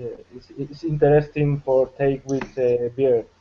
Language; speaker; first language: English; non-native, learner; Spanish